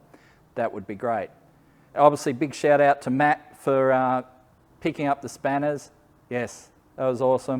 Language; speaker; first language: English; native; English